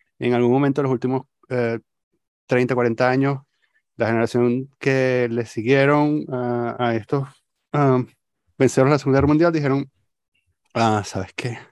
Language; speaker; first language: Spanish; native; Spanish